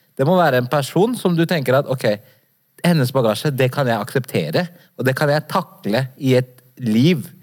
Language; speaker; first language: Norwegian; early bilingual, other home language; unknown